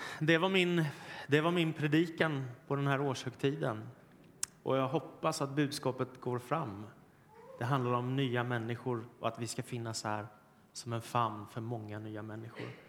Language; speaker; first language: Swedish; native; Swedish